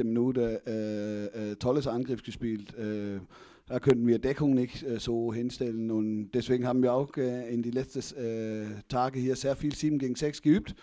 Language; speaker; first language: German; non-native, fluent; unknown